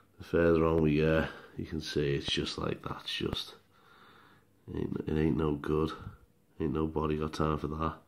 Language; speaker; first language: English; native; English